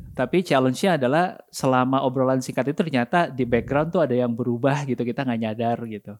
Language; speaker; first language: Indonesian; native; Indonesian